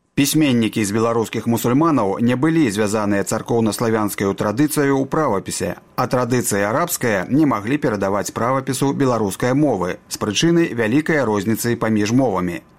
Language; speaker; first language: Belarusian; native; Belarusian